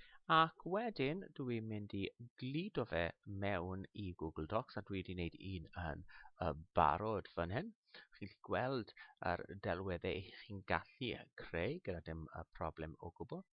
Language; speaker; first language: Welsh; non-native, local second language; English